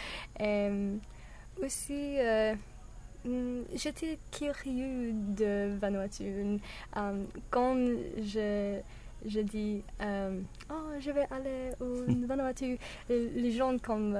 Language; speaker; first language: French; non-native, learner; English